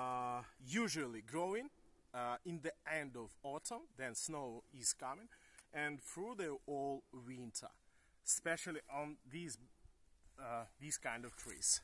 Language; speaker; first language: English; non-native, learner; Ukrainian